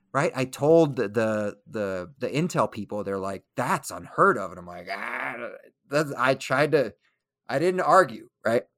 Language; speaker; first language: English; early bilingual, other home language; Spanish